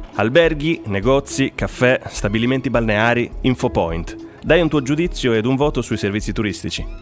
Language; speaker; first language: Italian; native; Italian